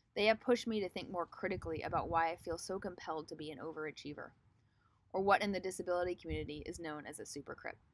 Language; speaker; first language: English; native; English